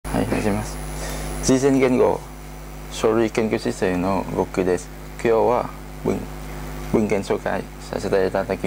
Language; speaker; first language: Japanese; non-native, learner; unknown